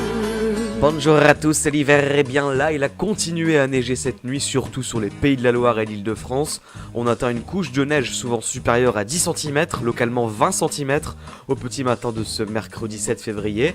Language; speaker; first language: French; native; French